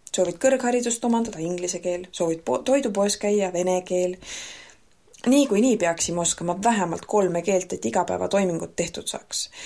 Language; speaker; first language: Estonian; native; Estonian